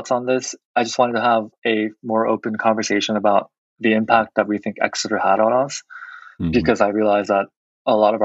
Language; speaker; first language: English; non-native, fluent; Korean